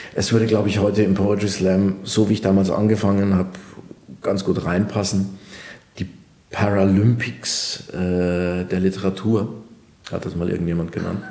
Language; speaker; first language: German; native; German